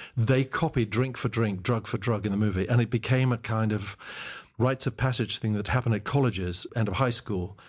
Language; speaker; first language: English; native; English